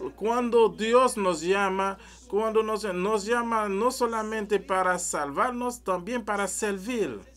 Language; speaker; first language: Spanish; non-native, learner; French